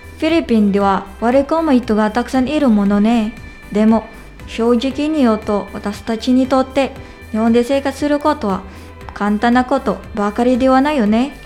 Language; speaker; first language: Japanese; non-native, learner; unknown